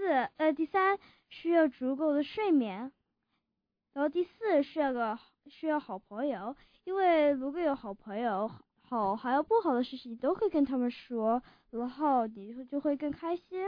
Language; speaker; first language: Chinese; early bilingual, heritage; Chinese